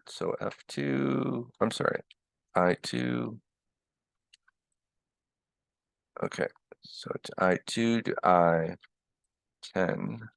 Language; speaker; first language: English; early bilingual, other home language; Korean